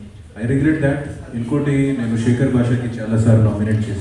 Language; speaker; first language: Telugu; non-native, fluent; Hindi